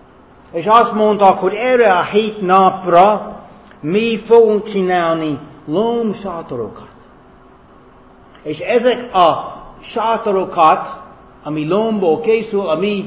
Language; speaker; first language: Hungarian; non-native, fluent; German